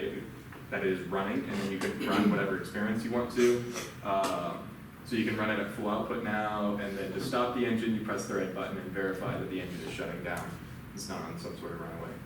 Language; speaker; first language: English; native; English